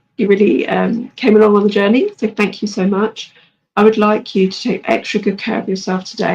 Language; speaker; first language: English; native; English